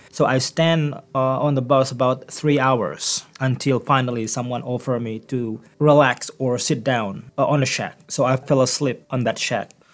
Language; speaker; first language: English; non-native, fluent; Indonesian